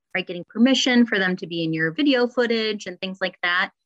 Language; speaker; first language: English; native; English